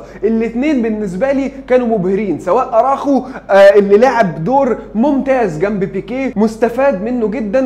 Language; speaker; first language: Arabic; native; Arabic